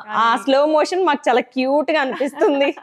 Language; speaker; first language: Telugu; native; Telugu